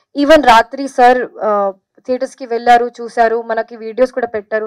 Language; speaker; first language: Telugu; non-native, fluent; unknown